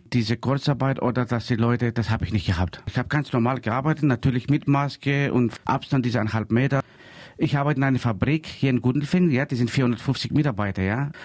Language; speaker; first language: German; non-native, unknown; Greek